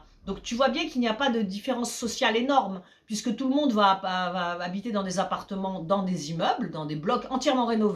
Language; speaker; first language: French; early bilingual, other home language; Polish